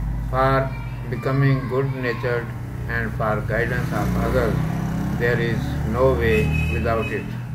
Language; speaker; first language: English; non-native, local second language; Urdu